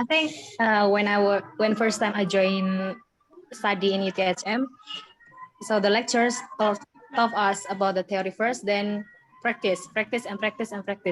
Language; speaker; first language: English; non-native, learner; Indonesian